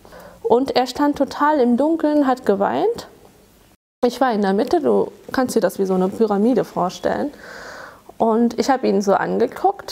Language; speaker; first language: German; early bilingual, other home language; Tamil